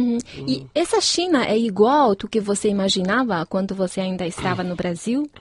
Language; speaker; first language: Portuguese; non-native, fluent; Chinese